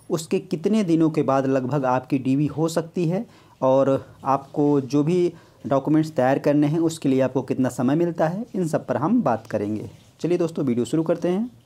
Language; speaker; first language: Hindi; native; Hindi